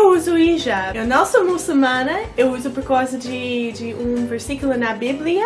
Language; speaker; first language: Portuguese; non-native, fluent; English